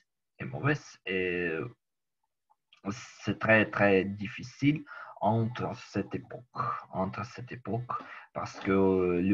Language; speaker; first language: French; non-native, learner; Ukrainian